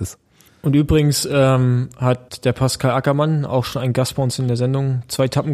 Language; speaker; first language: German; native; German